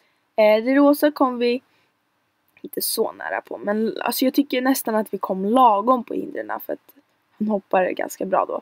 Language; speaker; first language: Swedish; native; Swedish